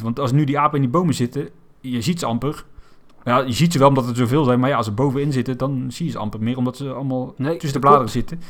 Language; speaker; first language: Dutch; native; Dutch